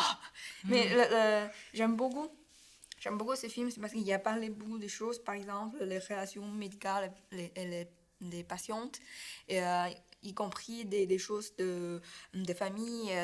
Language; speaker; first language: French; non-native, learner; Chinese